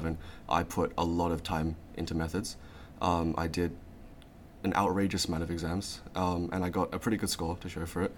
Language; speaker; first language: English; early bilingual, other home language; Chinese